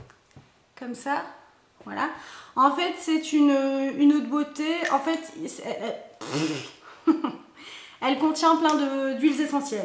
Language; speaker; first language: French; native; French